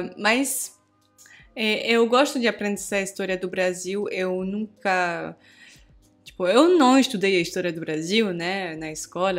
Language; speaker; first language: Portuguese; non-native, fluent; French